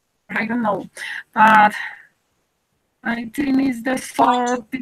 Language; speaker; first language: English; non-native, learner; Spanish